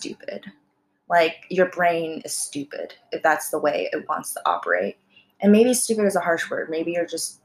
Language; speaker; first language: English; early bilingual, other home language; Korean